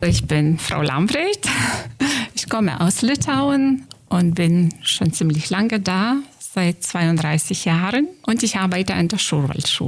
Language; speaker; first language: German; non-native, fluent; Lithuanian